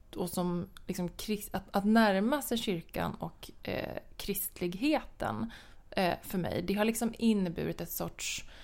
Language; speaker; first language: Swedish; native; Swedish